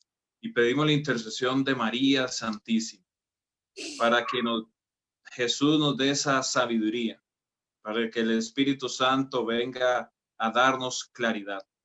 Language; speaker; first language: Spanish; native; Spanish